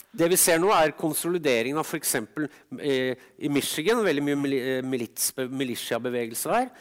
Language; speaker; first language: Norwegian; native; Norwegian